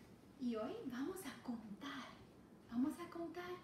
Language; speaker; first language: Spanish; non-native, fluent; English